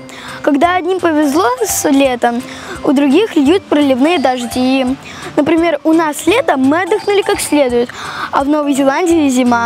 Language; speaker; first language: Russian; native; Russian